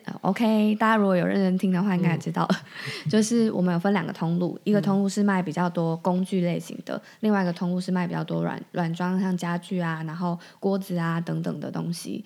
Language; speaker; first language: Chinese; native; Chinese